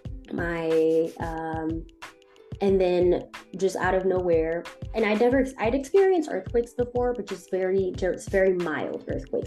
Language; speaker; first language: English; non-native, fluent; Haitian Creole